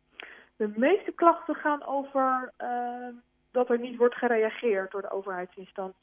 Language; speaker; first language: Dutch; native; Dutch